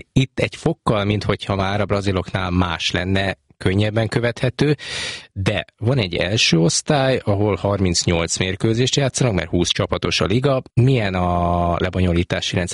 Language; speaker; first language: Hungarian; native; Hungarian